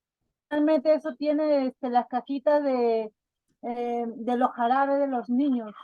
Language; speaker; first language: Spanish; native; Spanish